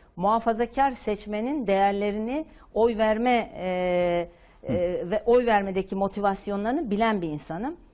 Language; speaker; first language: Turkish; native; Turkish